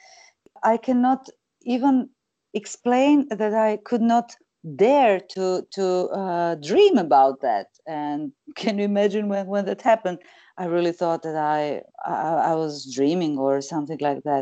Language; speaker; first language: English; non-native, fluent; Croatian